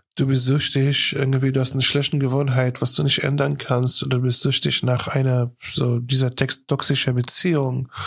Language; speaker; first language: German; non-native, fluent; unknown